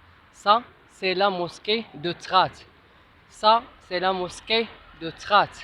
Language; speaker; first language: French; non-native, local second language; Arabic